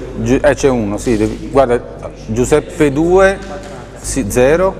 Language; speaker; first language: Italian; native; Italian